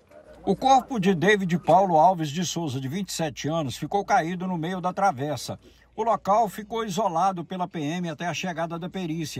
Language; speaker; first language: Portuguese; native; Portuguese